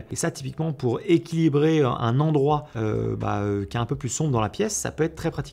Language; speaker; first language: French; native; French